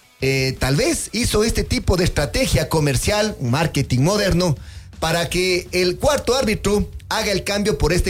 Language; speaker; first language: Spanish; native; Spanish